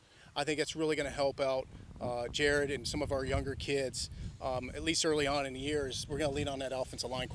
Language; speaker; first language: English; native; English